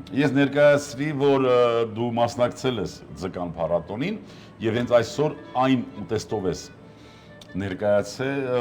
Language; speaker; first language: Armenian; native; Armenian